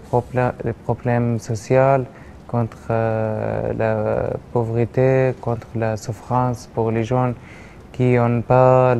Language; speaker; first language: French; non-native, learner; Arabic